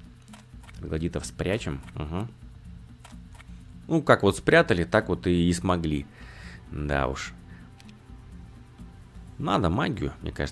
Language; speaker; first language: Russian; native; Russian